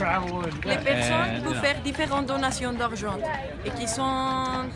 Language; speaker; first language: French; non-native, learner; Spanish